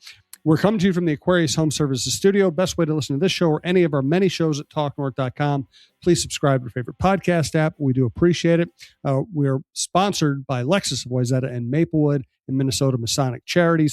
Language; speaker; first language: English; native; English